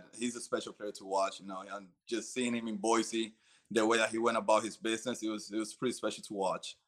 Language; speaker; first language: English; early bilingual, other home language; Spanish